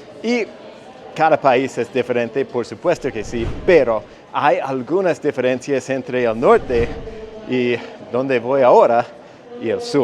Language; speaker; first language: Spanish; non-native, fluent; English